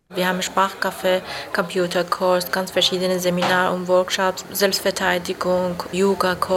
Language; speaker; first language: German; non-native, learner; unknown